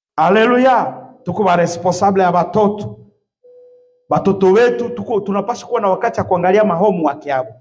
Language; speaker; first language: Swahili; native; Swahili